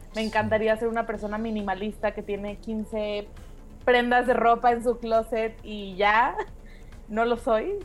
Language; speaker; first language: Spanish; native; Spanish